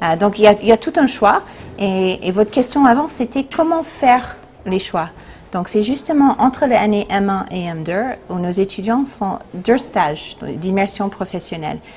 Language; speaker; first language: French; non-native, fluent; English